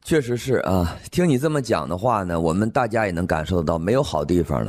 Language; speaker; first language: Chinese; native; Chinese